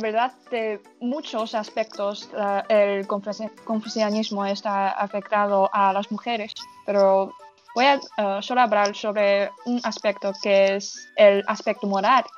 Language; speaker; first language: Spanish; non-native, learner; Chinese